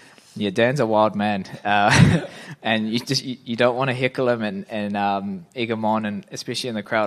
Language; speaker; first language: English; native; English